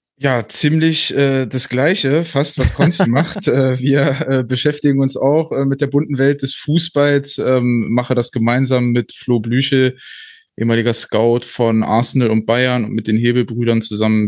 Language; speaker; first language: German; native; German